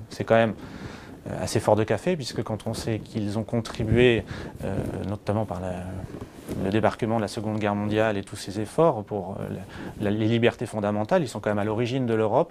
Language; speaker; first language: French; native; French